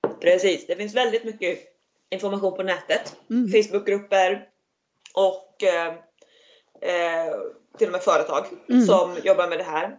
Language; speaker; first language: Swedish; native; Swedish